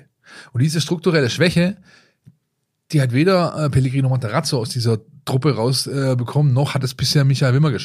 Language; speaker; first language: German; native; German